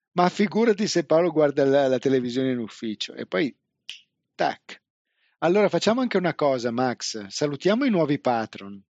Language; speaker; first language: Italian; native; Italian